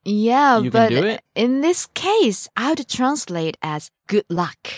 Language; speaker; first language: English; non-native, fluent; Japanese